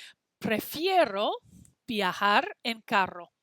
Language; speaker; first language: Spanish; non-native, fluent; English